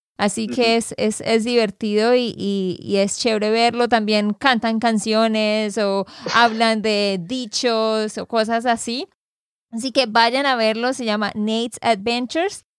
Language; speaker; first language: Spanish; native; Spanish